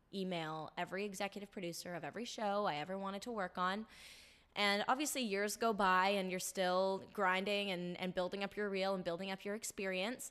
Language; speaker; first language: English; native; English